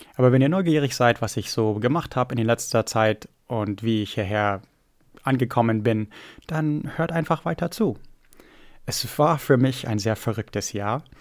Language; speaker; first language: German; non-native, fluent; English